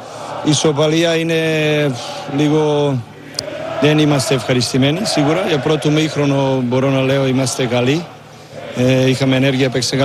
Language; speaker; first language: Greek; non-native, learner; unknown